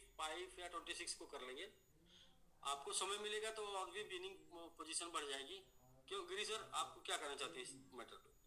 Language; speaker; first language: Hindi; native; Hindi